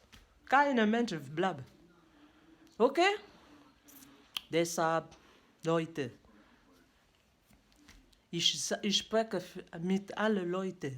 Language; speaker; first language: German; non-native, learner; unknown